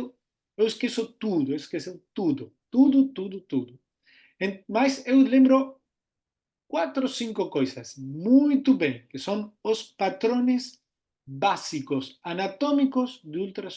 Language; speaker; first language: Portuguese; non-native, learner; Spanish